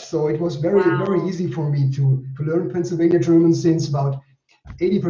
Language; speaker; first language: English; non-native, fluent; German